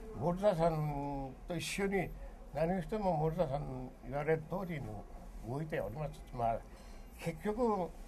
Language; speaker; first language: Japanese; early bilingual, other home language; Korean